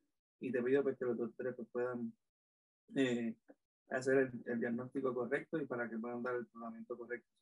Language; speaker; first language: Spanish; native; Spanish